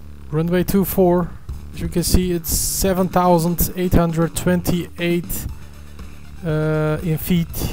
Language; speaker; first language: English; non-native, fluent; Turkish